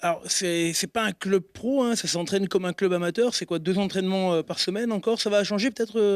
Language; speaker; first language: French; native; French